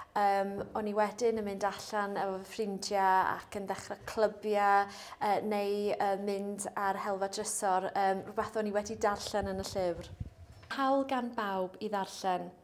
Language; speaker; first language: Welsh; native; Welsh